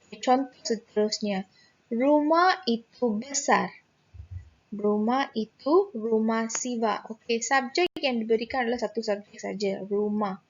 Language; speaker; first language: Malay; non-native, local second language; Tamil